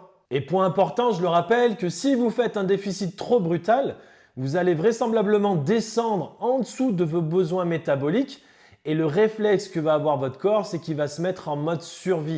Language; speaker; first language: French; native; French